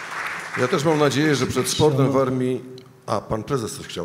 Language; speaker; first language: Polish; native; Polish